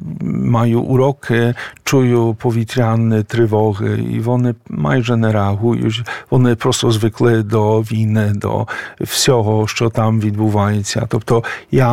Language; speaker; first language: Ukrainian; non-native, fluent; Polish